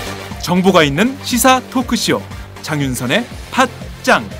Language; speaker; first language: Korean; native; Korean